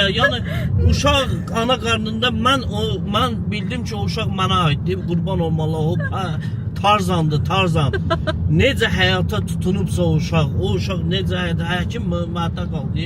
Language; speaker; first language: Azerbaijani; native; Azerbaijani